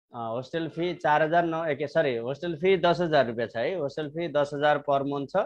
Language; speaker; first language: Nepali; native; Nepali